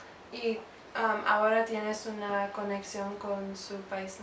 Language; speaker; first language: Spanish; non-native, learner; English